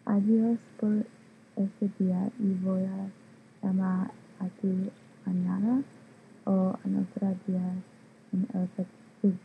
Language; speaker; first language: Spanish; non-native, learner; English